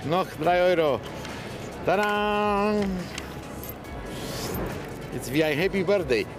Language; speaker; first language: German; non-native, learner; Romanian